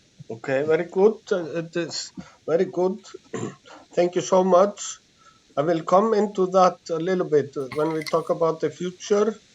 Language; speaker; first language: English; non-native, fluent; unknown